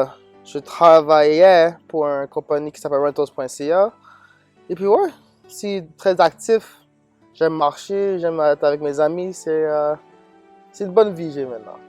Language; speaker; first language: French; non-native, local second language; English